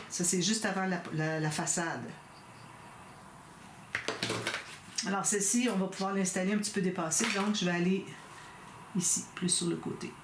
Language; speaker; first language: French; native; French